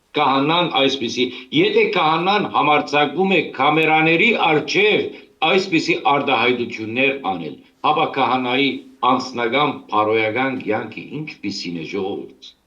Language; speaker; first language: Armenian; early bilingual, heritage; Armenian